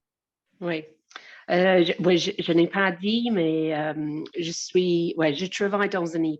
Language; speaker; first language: French; non-native, learner; English